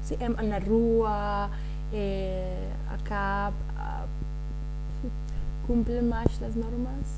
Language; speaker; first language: Portuguese; non-native, learner; Spanish